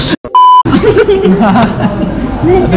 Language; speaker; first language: Spanish; non-native, learner; Filipino